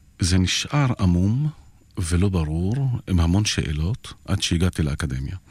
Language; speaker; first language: Hebrew; non-native, local second language; Arabic